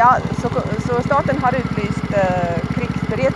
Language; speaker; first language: Swedish; non-native, fluent; Latvian